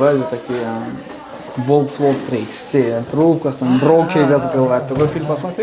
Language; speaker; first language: Russian; non-native, local second language; Tajik